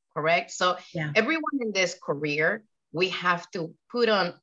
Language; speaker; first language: English; non-native, fluent; Spanish